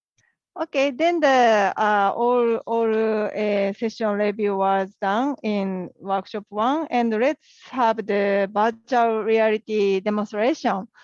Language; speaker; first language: English; non-native, learner; Japanese